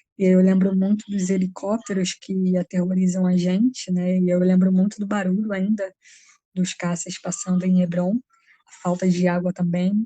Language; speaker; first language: Portuguese; native; Portuguese